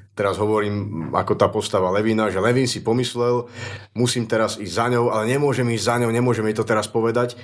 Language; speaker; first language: Slovak; native; Slovak